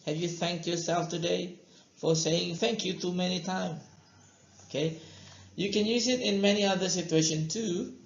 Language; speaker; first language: English; non-native, fluent; Indonesian